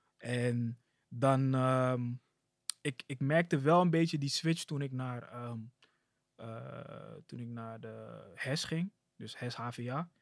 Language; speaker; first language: Dutch; early bilingual, other home language; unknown